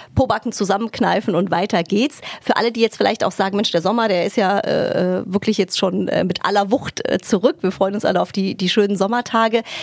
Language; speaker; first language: German; native; German